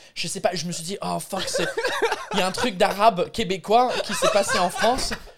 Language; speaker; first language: French; non-native, fluent; English